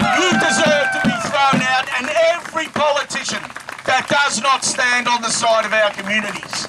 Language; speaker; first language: English; native; English